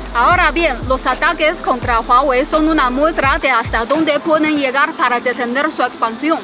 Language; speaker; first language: Spanish; native; Spanish